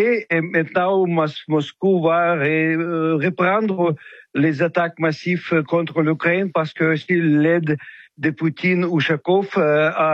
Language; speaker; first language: French; non-native, fluent; Ukrainian